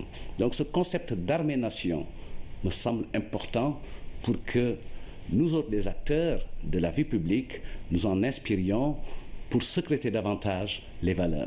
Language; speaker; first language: French; non-native, local second language; Wolof